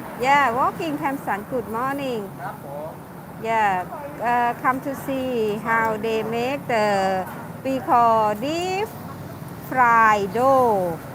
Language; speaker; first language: English; non-native, learner; Thai